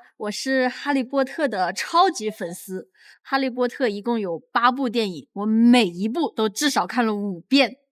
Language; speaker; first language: Chinese; native; Chinese